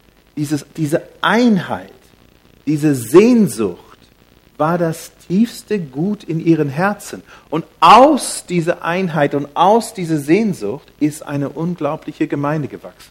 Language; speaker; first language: German; non-native, fluent; English